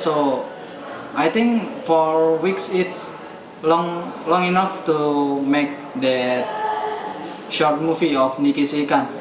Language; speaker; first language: English; non-native, learner; Indonesian